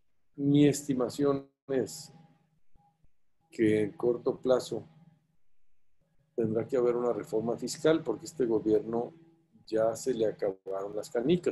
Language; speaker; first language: Spanish; native; Spanish